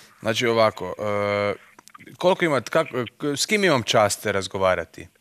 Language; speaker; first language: Croatian; native; Croatian